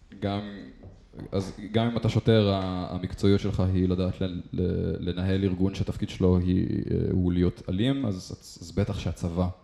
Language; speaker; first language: Hebrew; native; Hebrew